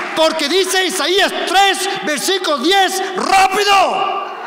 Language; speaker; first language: Spanish; early bilingual, heritage; Spanish